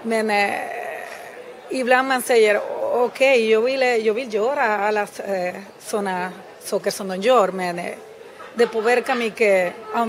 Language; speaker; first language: Swedish; non-native, fluent; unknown